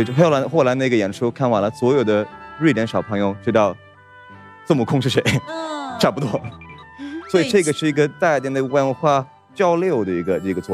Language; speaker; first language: Chinese; non-native, fluent; Swedish